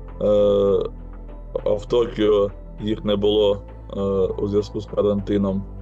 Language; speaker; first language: Ukrainian; non-native, local second language; Russian